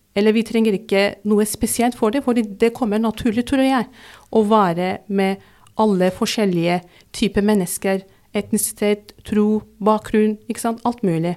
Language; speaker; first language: Norwegian; non-native, fluent; Turkish